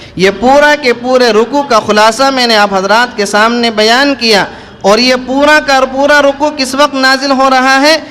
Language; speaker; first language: Urdu; native; Urdu